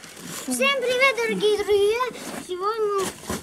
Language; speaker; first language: Russian; native; Russian